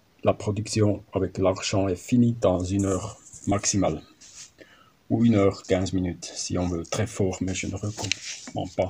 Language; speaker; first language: French; non-native, learner; German